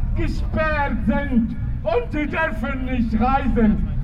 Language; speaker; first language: German; non-native, learner; Arabic